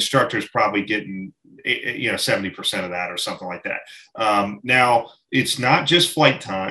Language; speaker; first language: English; native; English